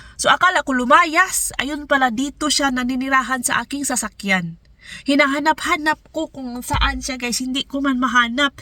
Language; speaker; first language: Filipino; non-native, local second language; Cebuano